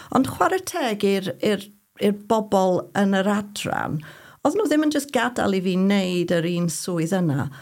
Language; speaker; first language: Welsh; non-native, fluent; English